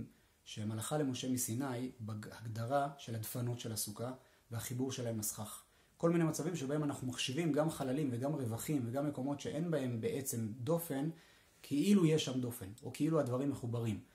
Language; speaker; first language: Hebrew; native; Hebrew